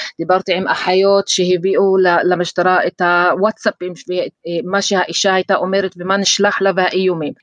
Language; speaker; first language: Hebrew; non-native, local second language; Arabic